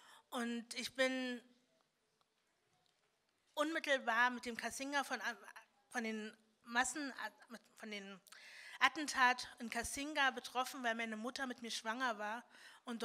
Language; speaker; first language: German; early bilingual, other home language; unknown